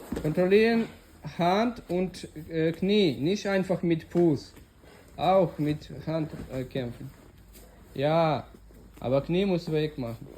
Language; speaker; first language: German; non-native, learner; Ukrainian